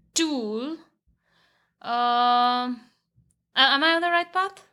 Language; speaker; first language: English; non-native, local second language; Hindi